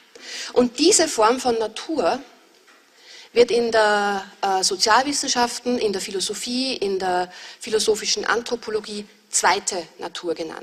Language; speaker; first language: German; native; German